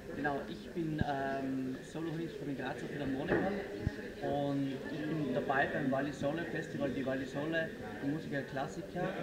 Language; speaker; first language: German; native; German